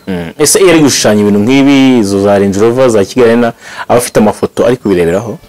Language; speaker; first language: Kinyarwanda; native; Kinyarwanda